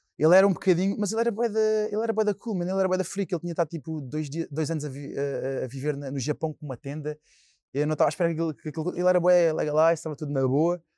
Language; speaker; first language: Portuguese; native; Portuguese